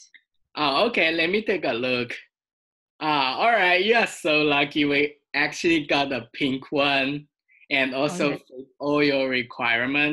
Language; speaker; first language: English; non-native, fluent; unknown